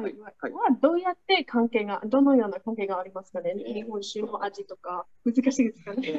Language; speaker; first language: Japanese; non-native, fluent; English